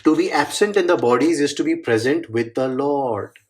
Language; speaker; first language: English; non-native, local second language; Marathi